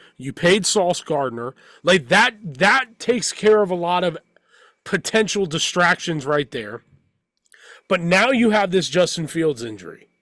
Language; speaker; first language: English; native; English